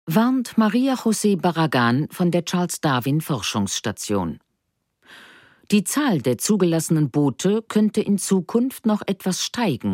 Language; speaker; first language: German; native; German